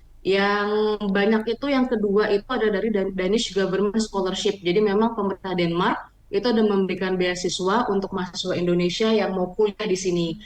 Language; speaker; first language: Indonesian; native; Indonesian